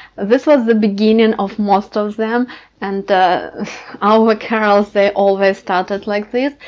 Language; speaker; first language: English; non-native, fluent; Ukrainian